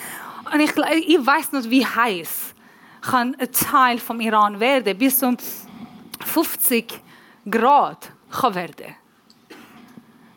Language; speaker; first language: German; non-native, learner; Persian